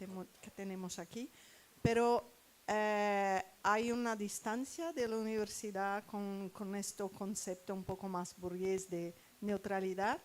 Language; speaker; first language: Spanish; non-native, fluent; Portuguese